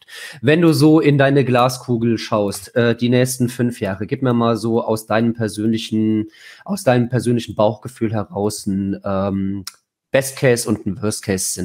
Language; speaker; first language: German; native; German